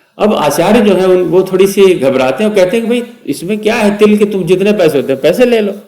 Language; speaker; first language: Hindi; native; Hindi